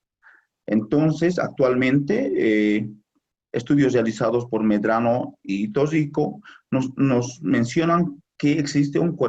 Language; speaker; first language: Spanish; native; Spanish